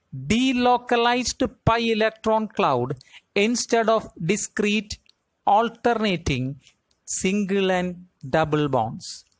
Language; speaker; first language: English; non-native, local second language; Malayalam